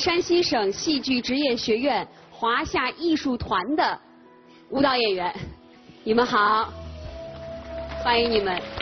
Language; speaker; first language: Chinese; native; Chinese